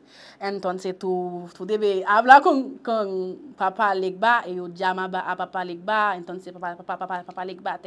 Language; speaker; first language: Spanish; non-native, local second language; Haitian Creole